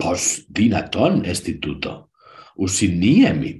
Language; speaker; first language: Greek; non-native, learner; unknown